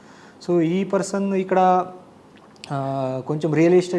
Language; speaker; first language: Telugu; non-native, learner; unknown